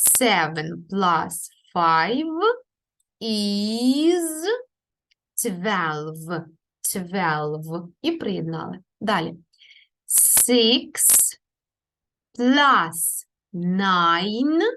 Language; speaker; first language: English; non-native, fluent; Ukrainian